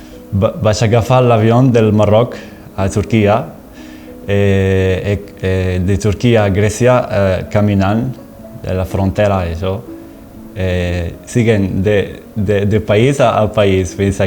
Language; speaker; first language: Catalan; non-native, learner; Arabic